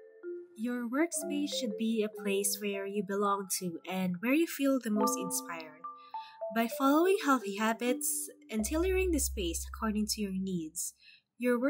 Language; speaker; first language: English; non-native, local second language; Filipino